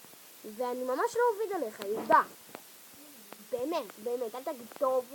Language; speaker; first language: Hebrew; native; Hebrew